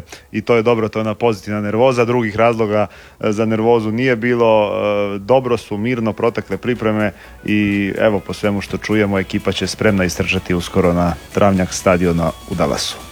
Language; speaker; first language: Serbian; native; Serbian